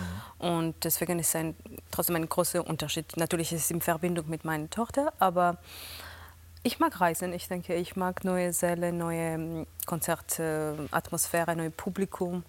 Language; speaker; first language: German; non-native, fluent; Georgian